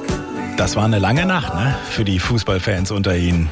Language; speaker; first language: German; native; German